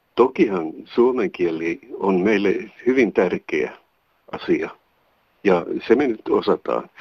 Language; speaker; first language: Finnish; native; Finnish